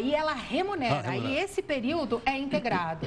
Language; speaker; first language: Portuguese; native; Portuguese